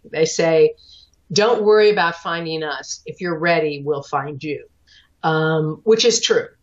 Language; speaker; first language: English; native; English